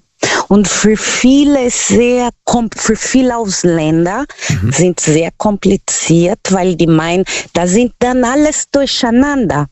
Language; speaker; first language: German; non-native, learner; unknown